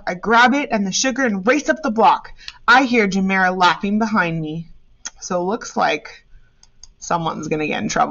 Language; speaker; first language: English; native; English